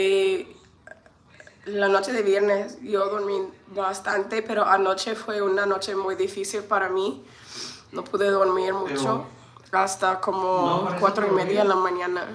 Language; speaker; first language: Spanish; non-native, learner; English